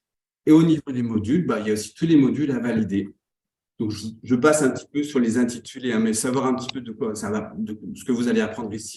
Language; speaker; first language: French; native; French